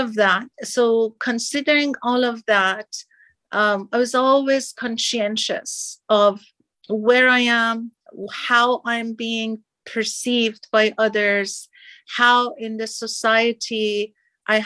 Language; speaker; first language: English; non-native, fluent; Persian